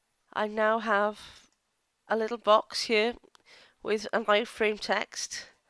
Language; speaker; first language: English; native; English